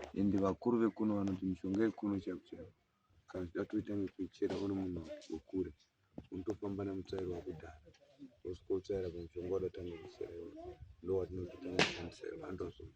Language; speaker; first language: Shona; non-native, local second language; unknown